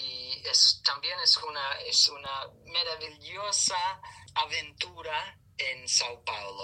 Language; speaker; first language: Spanish; non-native, learner; English